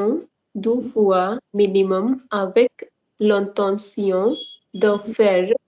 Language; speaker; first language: French; non-native, learner; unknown